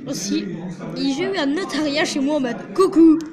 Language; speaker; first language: French; native; French